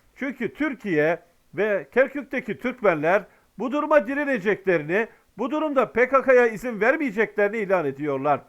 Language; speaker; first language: Turkish; native; Turkish